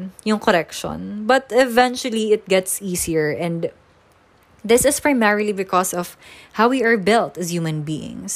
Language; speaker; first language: English; non-native, local second language; Waray